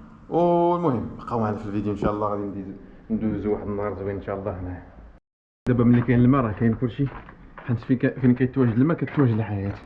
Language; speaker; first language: Arabic; native; Arabic